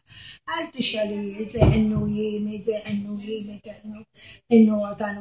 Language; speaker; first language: Hebrew; non-native, learner; Arabic